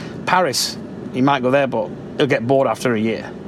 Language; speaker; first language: English; native; English